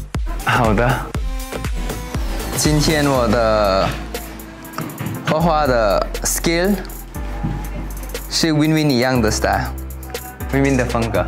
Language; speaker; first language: Chinese; non-native, fluent; Thai